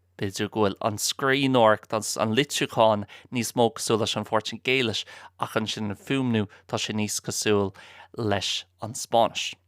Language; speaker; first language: Irish; non-native, local second language; English